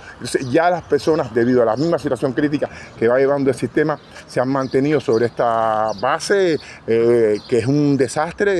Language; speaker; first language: Spanish; native; Spanish